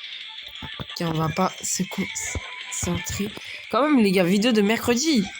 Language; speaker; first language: French; native; French